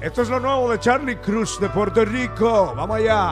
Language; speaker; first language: Spanish; native; Spanish